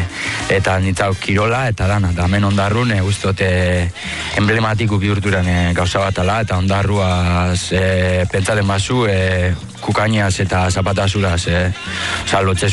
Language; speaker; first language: Basque; native; Basque